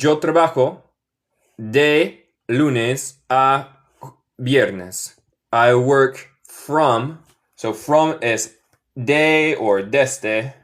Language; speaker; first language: Spanish; non-native, fluent; English